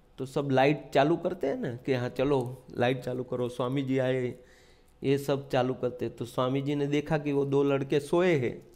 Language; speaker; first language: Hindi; non-native, local second language; Gujarati